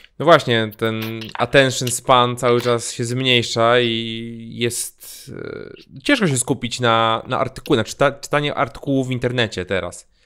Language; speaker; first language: Polish; native; Polish